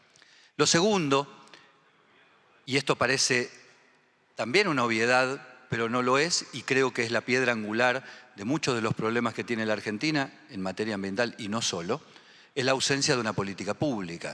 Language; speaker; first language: Spanish; native; Spanish